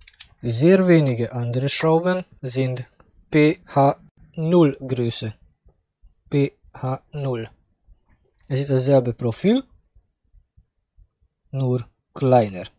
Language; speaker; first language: German; non-native, fluent; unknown